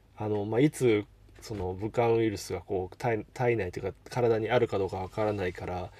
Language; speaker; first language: Japanese; native; Japanese